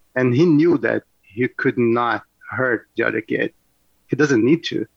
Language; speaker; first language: English; non-native, fluent; Portuguese